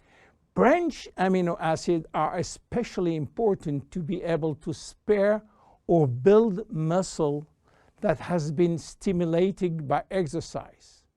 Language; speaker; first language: English; non-native, fluent; French